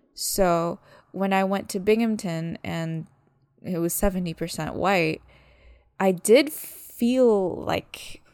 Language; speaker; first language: English; early bilingual, other home language; Malagasy